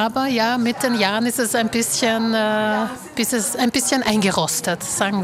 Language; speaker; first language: German; early bilingual, other home language; Slovak